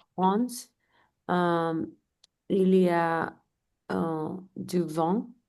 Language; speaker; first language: French; non-native, learner; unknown